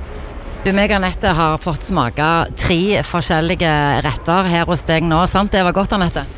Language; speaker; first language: Norwegian; native; Norwegian